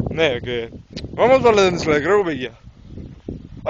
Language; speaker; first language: Greek; native; Greek